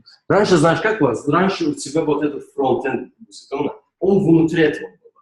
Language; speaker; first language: Russian; non-native, local second language; Azerbaijani